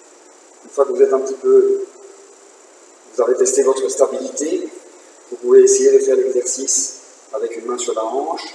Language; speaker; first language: French; native; French